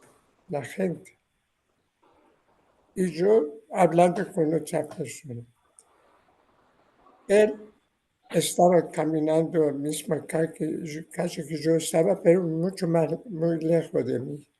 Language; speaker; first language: Spanish; non-native, learner; Persian